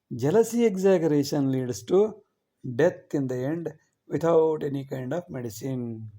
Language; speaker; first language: English; non-native, local second language; Kannada